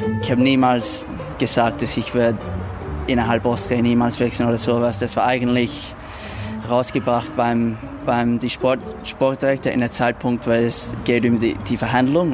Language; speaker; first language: German; non-native, learner; English